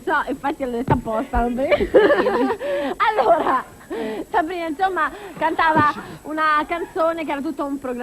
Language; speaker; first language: Italian; native; Italian